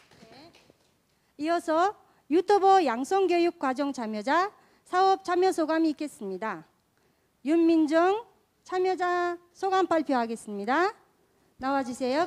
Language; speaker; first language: Korean; non-native, fluent; Kazakh